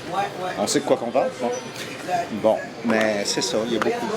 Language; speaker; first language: French; native; French